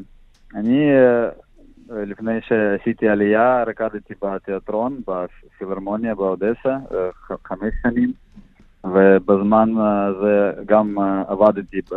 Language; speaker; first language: Hebrew; non-native, learner; Russian